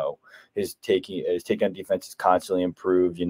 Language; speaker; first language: English; native; English